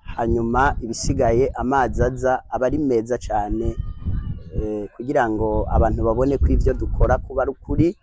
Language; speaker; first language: Rundi; native; Rundi